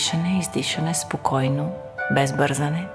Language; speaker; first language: Bulgarian; native; Bulgarian